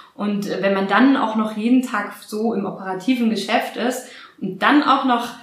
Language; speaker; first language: German; native; German